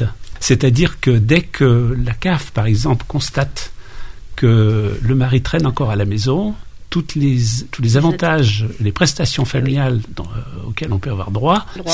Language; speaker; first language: French; native; French